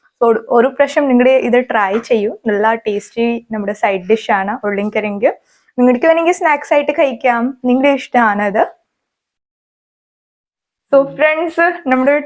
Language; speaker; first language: Malayalam; non-native, learner; Hindi